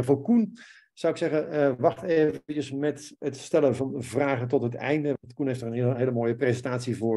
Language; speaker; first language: Dutch; native; Dutch